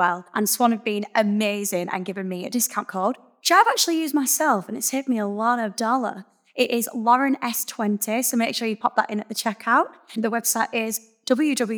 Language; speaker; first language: English; native; English